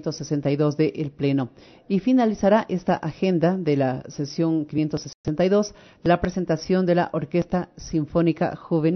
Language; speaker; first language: Spanish; native; Spanish